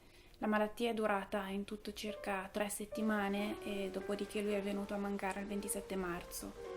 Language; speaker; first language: Italian; native; Italian